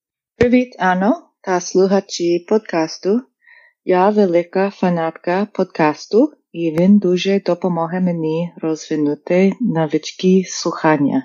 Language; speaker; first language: Ukrainian; non-native, learner; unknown